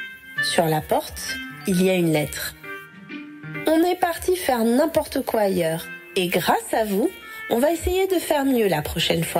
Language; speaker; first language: French; native; French